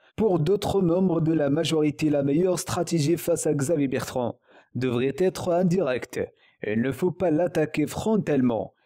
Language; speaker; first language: French; native; French